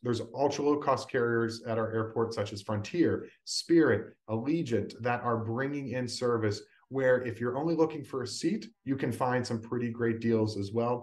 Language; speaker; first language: English; native; English